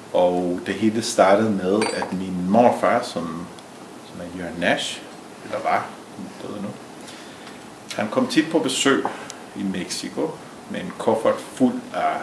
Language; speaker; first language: Danish; early bilingual, other home language; Spanish